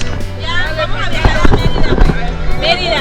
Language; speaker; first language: Spanish; native; Spanish